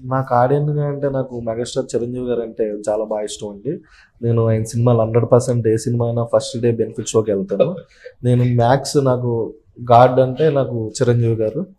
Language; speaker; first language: Telugu; native; Telugu